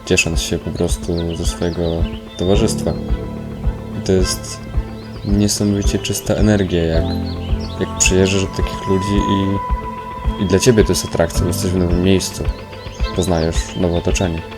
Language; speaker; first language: Polish; native; Polish